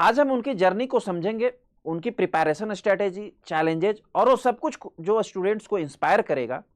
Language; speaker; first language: Hindi; native; Hindi